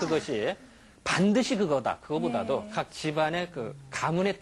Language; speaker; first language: Korean; native; Korean